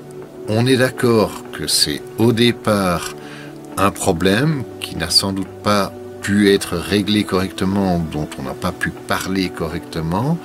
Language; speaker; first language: French; native; French